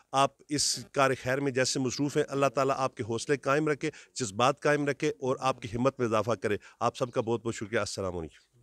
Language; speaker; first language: Urdu; non-native, local second language; Northern Hindko